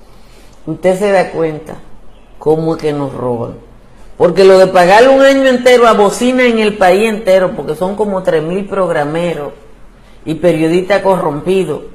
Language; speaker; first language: Spanish; native; Spanish